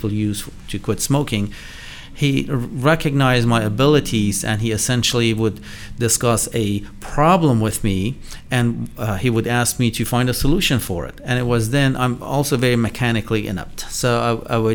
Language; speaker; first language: English; non-native, fluent; Persian